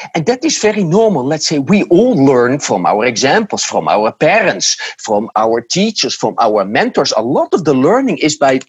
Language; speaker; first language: English; non-native, fluent; Dutch